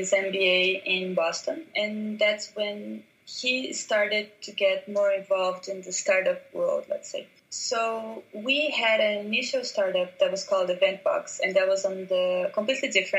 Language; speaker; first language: English; non-native, fluent; Portuguese